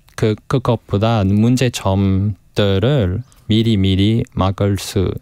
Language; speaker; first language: Korean; non-native, fluent; English